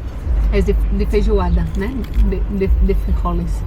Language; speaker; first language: Spanish; non-native, fluent; Portuguese